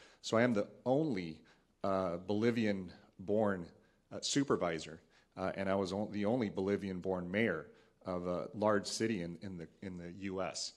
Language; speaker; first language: English; early bilingual, other home language; Spanish